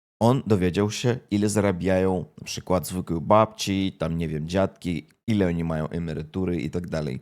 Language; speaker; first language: Polish; non-native, fluent; Russian